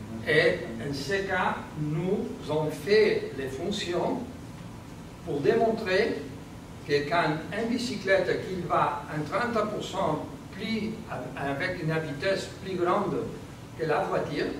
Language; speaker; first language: French; non-native, learner; Spanish